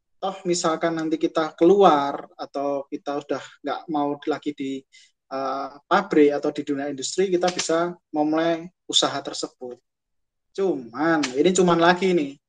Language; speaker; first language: Indonesian; native; Indonesian